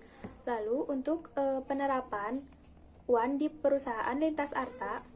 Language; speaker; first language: Indonesian; native; Indonesian